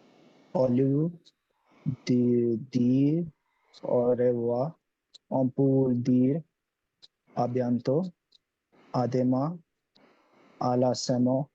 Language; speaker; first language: French; non-native, learner; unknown